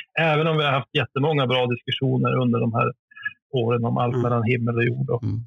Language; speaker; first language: Swedish; native; Swedish